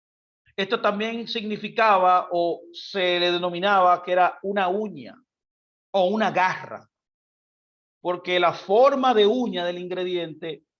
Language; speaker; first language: Spanish; native; Spanish